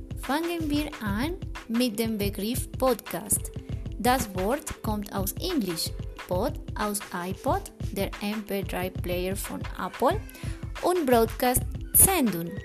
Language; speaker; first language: German; non-native, fluent; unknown